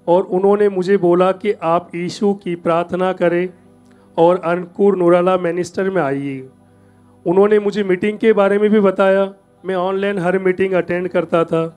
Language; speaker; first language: Hindi; native; Hindi